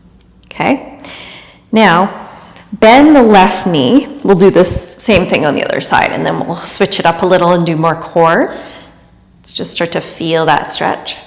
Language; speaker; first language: English; native; English